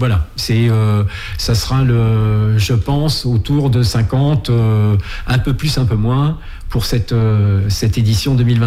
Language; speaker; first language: French; native; French